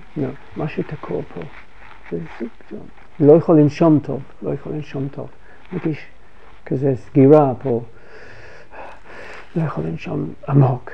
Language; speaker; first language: Hebrew; non-native, fluent; English